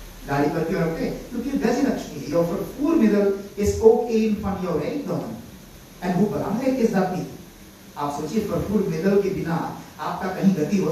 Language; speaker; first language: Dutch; non-native, local second language; Caribbean Hindustani